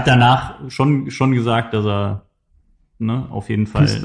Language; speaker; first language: German; native; German